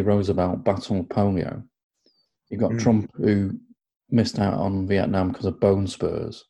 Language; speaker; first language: English; native; English